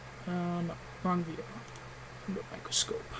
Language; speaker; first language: English; native; English